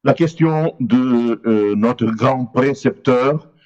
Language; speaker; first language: French; non-native, learner; Portuguese